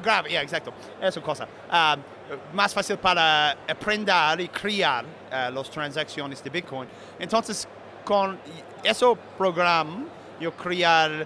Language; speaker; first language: Spanish; non-native, learner; English